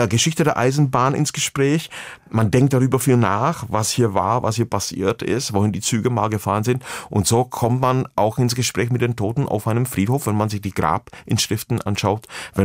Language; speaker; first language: German; non-native, fluent; Czech